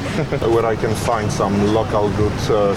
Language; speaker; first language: English; non-native, fluent; Polish